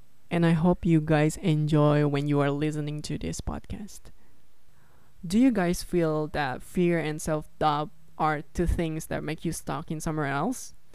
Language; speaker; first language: English; non-native, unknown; Indonesian